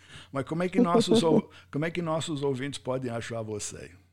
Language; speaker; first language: Portuguese; non-native, fluent; English